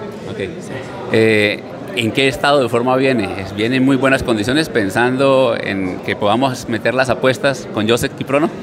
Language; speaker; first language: Spanish; native; Spanish